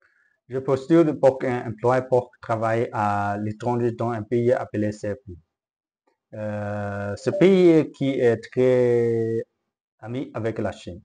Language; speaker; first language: French; non-native, learner; Chinese